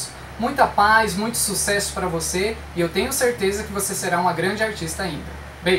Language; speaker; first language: Portuguese; native; Portuguese